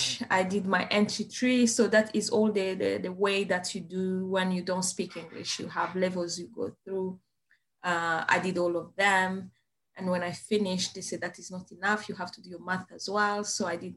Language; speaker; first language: English; non-native, fluent; Kinyarwanda